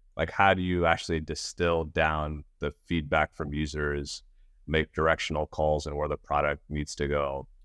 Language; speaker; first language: English; native; English